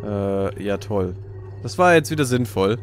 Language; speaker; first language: German; native; German